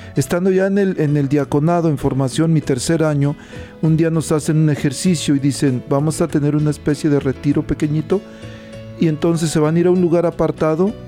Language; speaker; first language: Spanish; native; Spanish